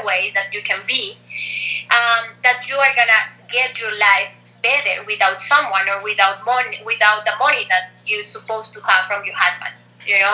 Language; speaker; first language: English; non-native, fluent; Spanish